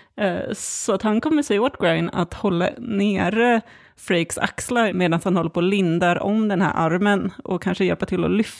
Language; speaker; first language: Swedish; native; Swedish